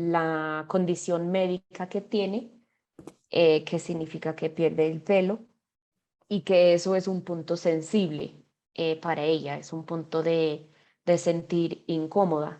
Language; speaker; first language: Spanish; non-native, fluent; English